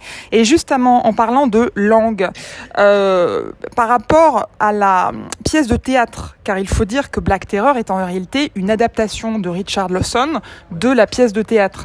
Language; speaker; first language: French; native; French